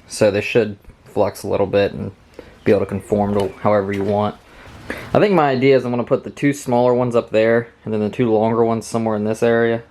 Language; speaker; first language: English; native; English